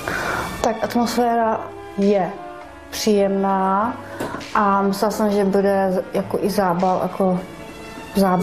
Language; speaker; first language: Czech; non-native, learner; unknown